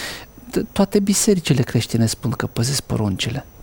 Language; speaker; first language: Romanian; native; Romanian